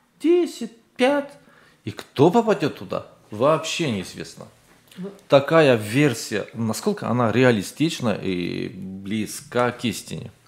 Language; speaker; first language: Russian; non-native, local second language; Tajik